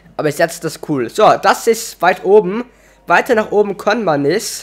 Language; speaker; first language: German; native; German